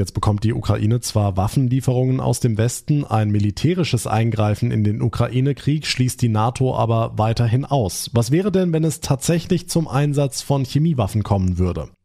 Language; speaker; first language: German; native; German